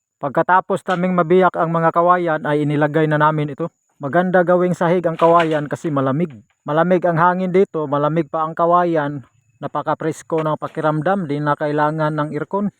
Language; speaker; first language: Filipino; non-native, local second language; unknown